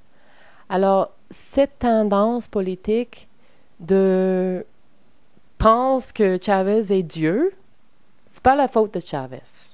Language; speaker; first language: French; non-native, learner; English